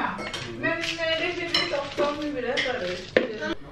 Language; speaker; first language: Swedish; non-native, learner; Indonesian